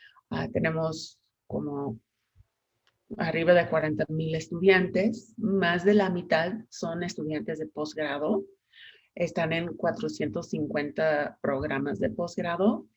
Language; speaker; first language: Spanish; non-native, fluent; English